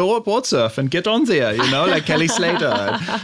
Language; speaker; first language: English; non-native, fluent; German